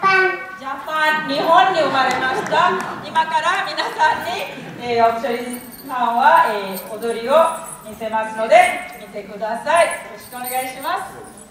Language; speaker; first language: Japanese; non-native, fluent; Bangla